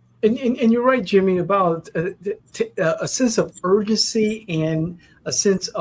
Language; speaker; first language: English; native; English